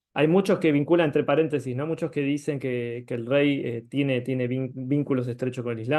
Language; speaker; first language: Spanish; native; Spanish